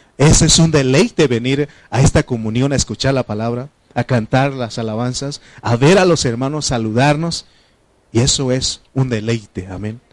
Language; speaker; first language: Spanish; non-native, local second language; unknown